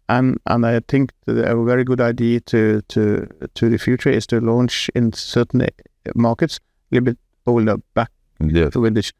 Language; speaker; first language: English; non-native, fluent; Norwegian